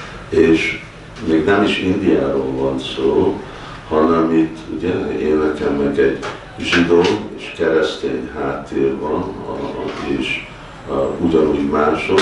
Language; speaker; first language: Hungarian; early bilingual, heritage; Hungarian